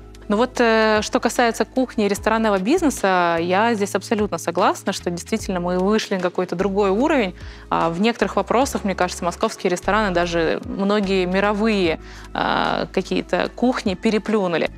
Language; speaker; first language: Russian; native; Russian